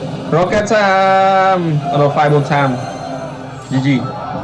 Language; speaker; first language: English; non-native, learner; Vietnamese